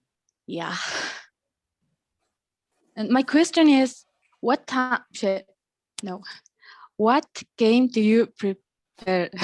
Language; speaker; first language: English; non-native, learner; Mongolian